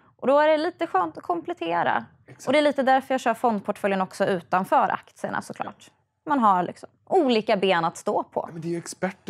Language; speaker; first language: Swedish; native; Swedish